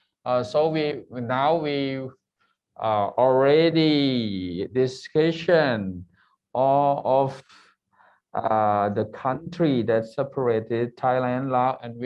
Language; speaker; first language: English; non-native, learner; Thai